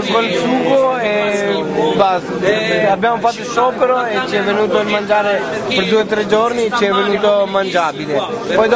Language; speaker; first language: Italian; non-native, fluent; Albanian